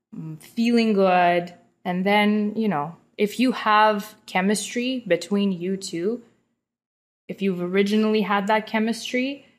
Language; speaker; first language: English; non-native, fluent; Russian